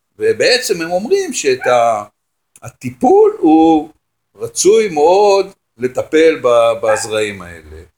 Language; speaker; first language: Hebrew; native; Hebrew